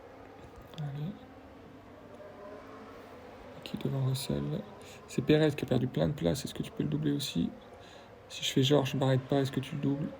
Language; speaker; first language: French; native; French